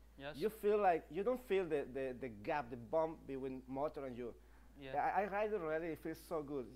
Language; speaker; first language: English; non-native, fluent; Spanish